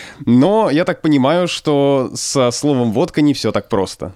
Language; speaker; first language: Russian; native; Russian